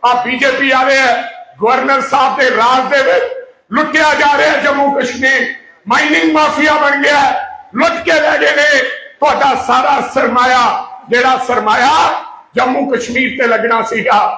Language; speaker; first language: Hindi; non-native, local second language; Punjabi